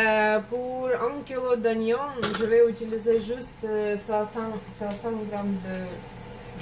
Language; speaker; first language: French; non-native, learner; Russian